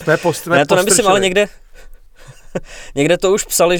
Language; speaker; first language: Czech; native; Czech